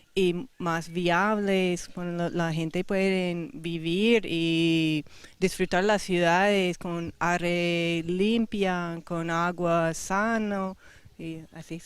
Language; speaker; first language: Spanish; non-native, fluent; English